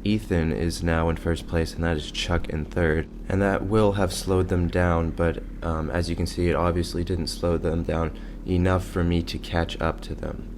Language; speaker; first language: English; native; English